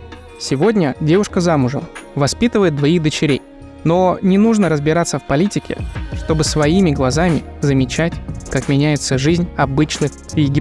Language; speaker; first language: Russian; native; Russian